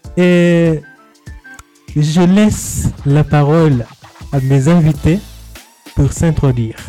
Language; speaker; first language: French; non-native, fluent; Swahili